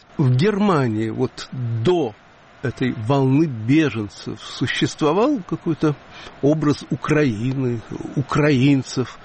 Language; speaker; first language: Russian; native; Russian